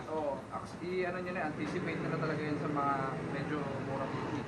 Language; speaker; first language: Filipino; native; Filipino